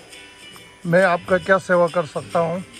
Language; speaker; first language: Hindi; non-native, local second language; Tibetan